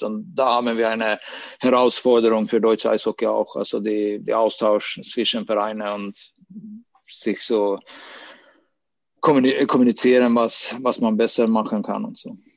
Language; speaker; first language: German; non-native, fluent; Swedish